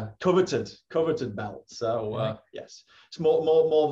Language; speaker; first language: English; native; English